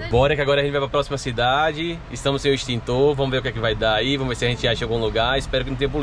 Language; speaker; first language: Portuguese; native; Portuguese